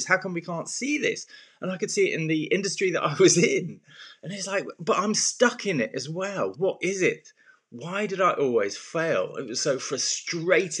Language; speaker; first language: English; native; English